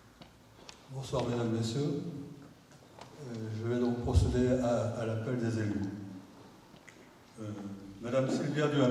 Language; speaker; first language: French; native; French